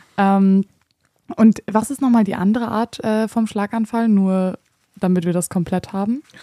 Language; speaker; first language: German; native; German